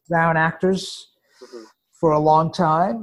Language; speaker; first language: English; native; English